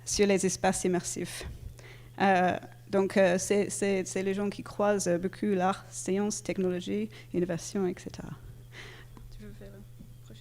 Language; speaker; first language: French; non-native, fluent; English